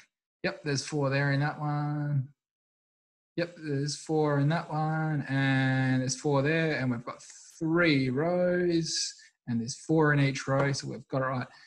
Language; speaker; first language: English; native; English